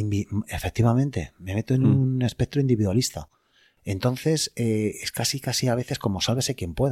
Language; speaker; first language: Spanish; native; Spanish